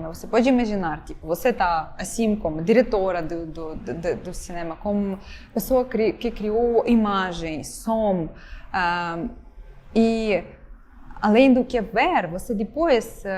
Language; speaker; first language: Portuguese; non-native, fluent; Ukrainian